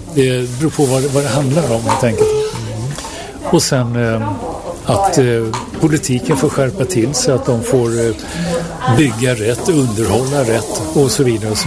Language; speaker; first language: Swedish; native; Swedish